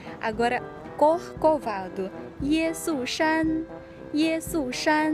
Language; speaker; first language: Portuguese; non-native, fluent; Chinese